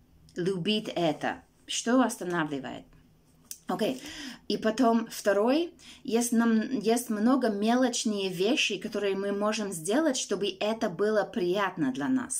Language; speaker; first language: Russian; non-native, fluent; English